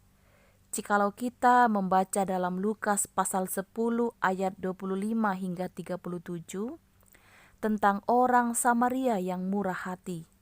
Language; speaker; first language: Malay; native; Malay